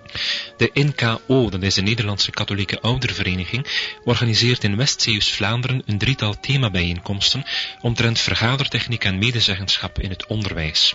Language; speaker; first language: Dutch; native; Dutch